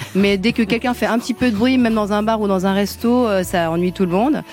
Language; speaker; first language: French; early bilingual, other home language; Vietnamese